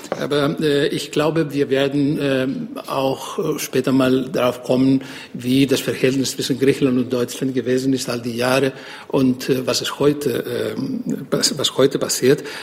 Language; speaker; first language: German; non-native, fluent; Greek